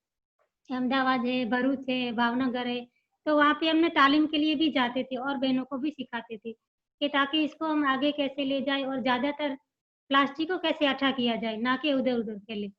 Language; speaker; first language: Hindi; non-native, local second language; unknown